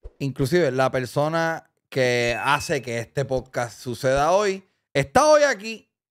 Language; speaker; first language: Spanish; native; Spanish